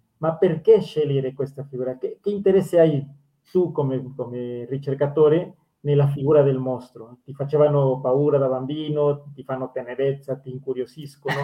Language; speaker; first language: Italian; non-native, fluent; Spanish